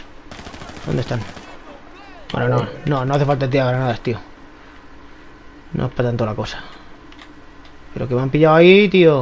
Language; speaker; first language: Spanish; native; Spanish